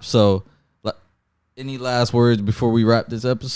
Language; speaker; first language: English; native; English